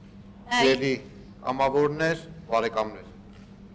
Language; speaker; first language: Armenian; native; Armenian